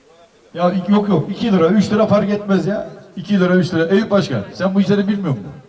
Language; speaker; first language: Turkish; native; Turkish